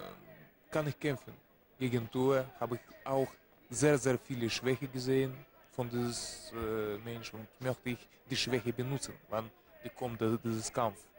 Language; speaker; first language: German; non-native, learner; Russian